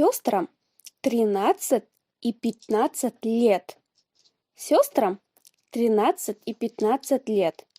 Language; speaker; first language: Russian; non-native, fluent; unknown